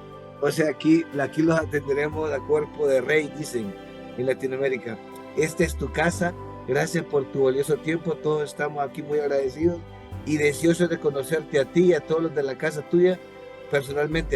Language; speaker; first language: Spanish; native; Spanish